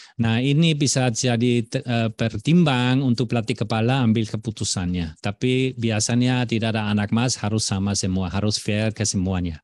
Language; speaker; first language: Indonesian; non-native, fluent; German